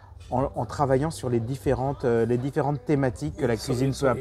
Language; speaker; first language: French; native; French